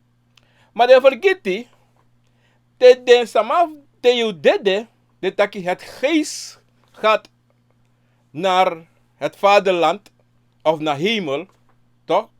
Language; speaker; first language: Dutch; non-native, local second language; Sranan Tongo